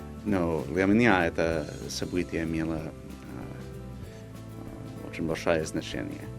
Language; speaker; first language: Russian; non-native, fluent; English